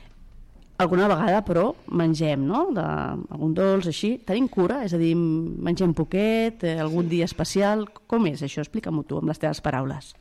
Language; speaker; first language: Catalan; native; Catalan